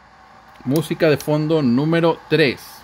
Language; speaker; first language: Spanish; native; Spanish